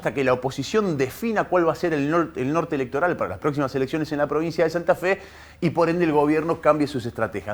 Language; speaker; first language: Spanish; native; Spanish